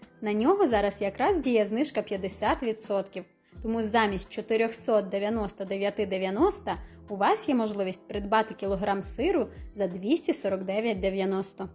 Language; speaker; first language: Ukrainian; native; Ukrainian